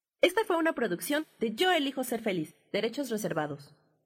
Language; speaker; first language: Spanish; native; Spanish